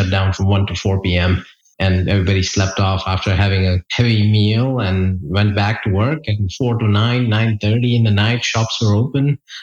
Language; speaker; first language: English; non-native, local second language; Gujarati